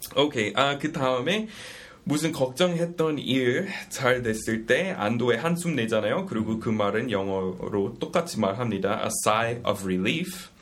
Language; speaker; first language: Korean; non-native, fluent; English